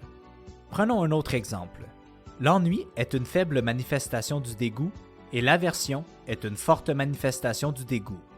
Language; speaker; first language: French; native; French